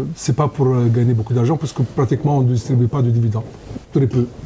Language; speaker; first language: French; non-native, local second language; Arabic